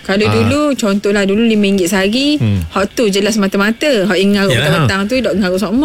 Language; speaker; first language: Malay; native; Malay